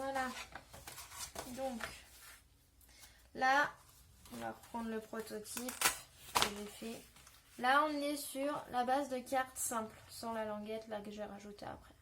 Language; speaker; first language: French; native; French